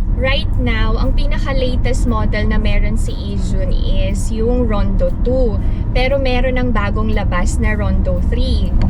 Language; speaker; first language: Filipino; native; Filipino